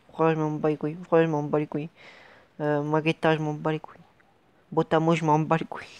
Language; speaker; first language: French; native; French